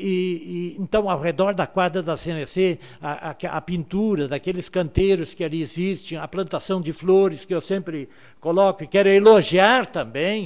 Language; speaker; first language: Portuguese; native; Portuguese